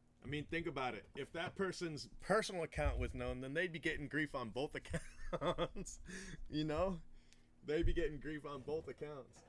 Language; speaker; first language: English; native; English